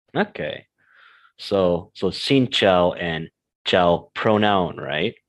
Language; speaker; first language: English; native; English